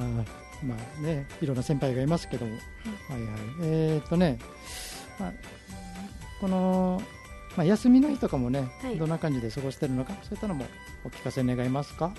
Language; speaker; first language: Japanese; native; Japanese